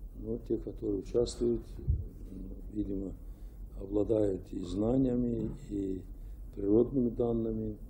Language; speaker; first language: Russian; non-native, local second language; Azerbaijani